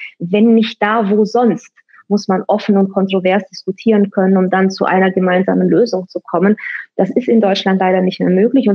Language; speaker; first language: German; early bilingual, other home language; Romanian